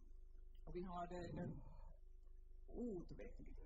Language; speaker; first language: Swedish; non-native, local second language; Finnish